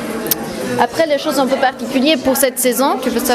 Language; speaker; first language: French; non-native, fluent; Polish